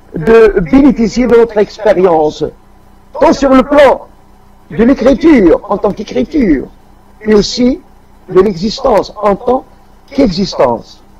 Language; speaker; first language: French; non-native, local second language; Arabic